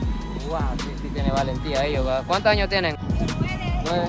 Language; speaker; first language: Spanish; non-native, fluent; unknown